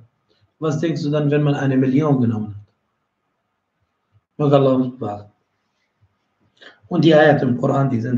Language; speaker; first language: German; non-native, fluent; Arabic